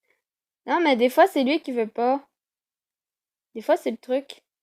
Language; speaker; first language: French; native; French